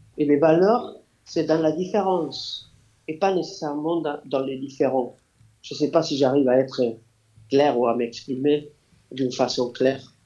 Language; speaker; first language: French; non-native, fluent; Spanish